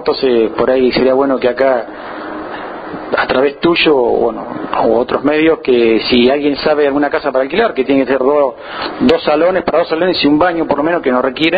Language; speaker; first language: Spanish; native; Spanish